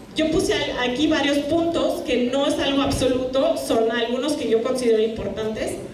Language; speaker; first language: Spanish; non-native, fluent; German